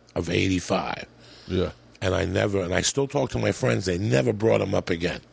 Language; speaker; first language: English; native; English